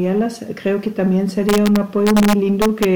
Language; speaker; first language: Spanish; non-native, fluent; German